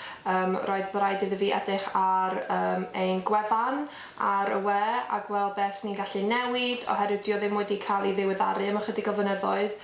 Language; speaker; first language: Welsh; native; Welsh